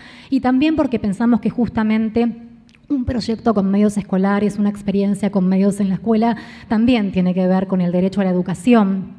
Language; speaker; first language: Spanish; native; Spanish